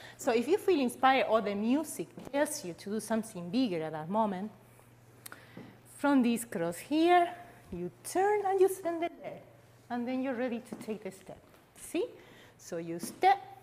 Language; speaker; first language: English; non-native, fluent; Spanish